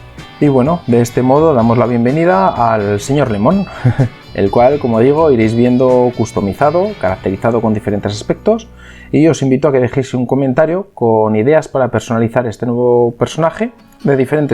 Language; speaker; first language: Spanish; native; Spanish